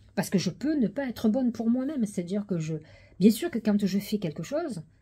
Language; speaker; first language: French; native; French